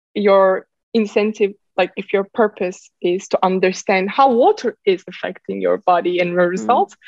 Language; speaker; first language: English; non-native, fluent; Turkish